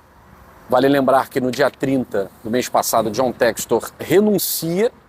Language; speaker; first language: Portuguese; native; Portuguese